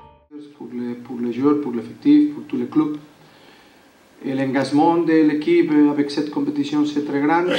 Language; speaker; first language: French; non-native, learner; Spanish